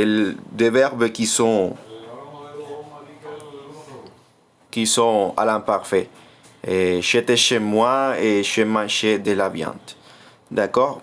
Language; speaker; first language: French; non-native, fluent; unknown